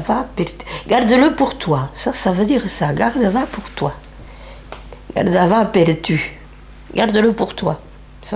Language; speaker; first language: French; native; French